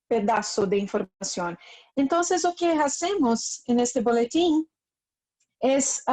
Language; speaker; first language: Spanish; non-native, fluent; Portuguese